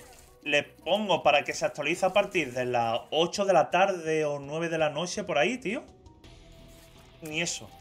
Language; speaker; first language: Spanish; native; Spanish